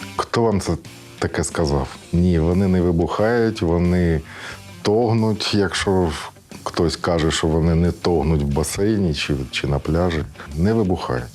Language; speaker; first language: Ukrainian; non-native, local second language; Russian